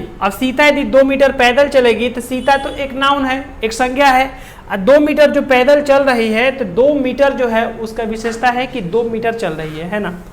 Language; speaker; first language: Hindi; non-native, local second language; Bhojpuri